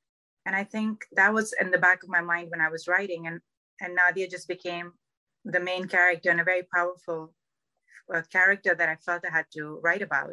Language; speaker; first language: English; non-native, local second language; Urdu